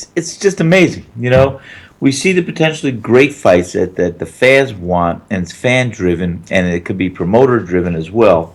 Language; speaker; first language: English; native; English